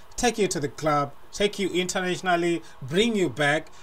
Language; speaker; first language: English; non-native, local second language; Tswana